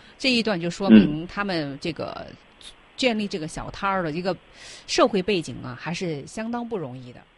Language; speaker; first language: Chinese; native; Chinese